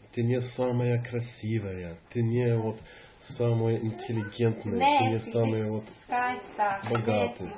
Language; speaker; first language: Russian; non-native, fluent; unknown